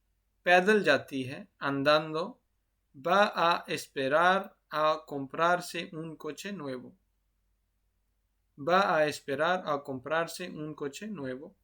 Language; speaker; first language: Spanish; non-native, fluent; Urdu